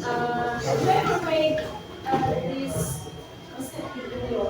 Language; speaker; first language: English; non-native, learner; Indonesian